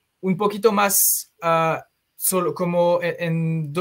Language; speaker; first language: Spanish; non-native, fluent; French